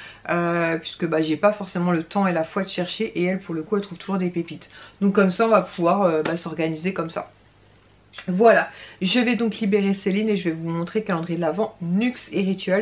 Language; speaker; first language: French; native; French